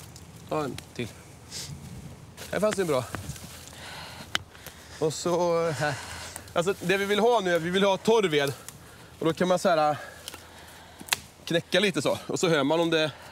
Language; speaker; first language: Swedish; native; Swedish